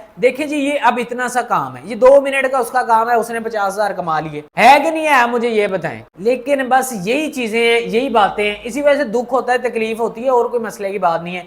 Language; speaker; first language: Urdu; non-native, local second language; Punjabi